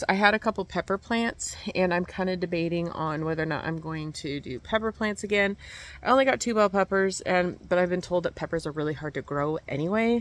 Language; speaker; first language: English; native; English